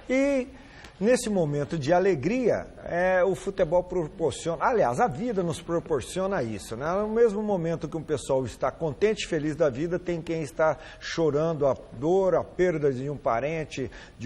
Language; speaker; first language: Portuguese; native; Portuguese